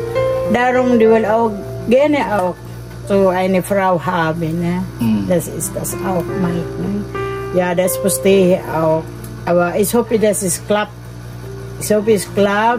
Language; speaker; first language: German; non-native, learner; Filipino